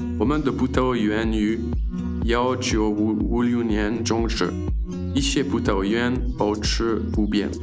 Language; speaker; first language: Chinese; non-native, learner; French